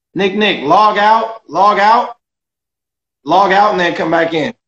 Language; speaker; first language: English; native; English